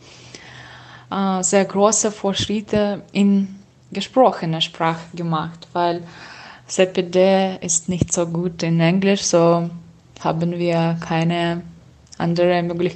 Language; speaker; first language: German; non-native, learner; Russian